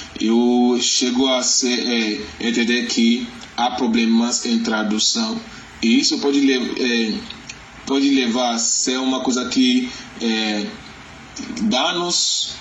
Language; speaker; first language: Portuguese; non-native, learner; Yoruba